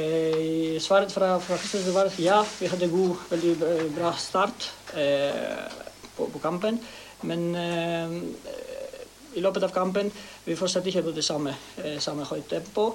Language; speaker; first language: Norwegian; non-native, learner; Greek